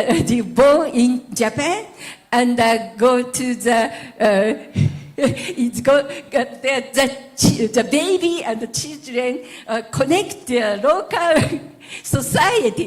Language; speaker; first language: English; non-native, learner; Japanese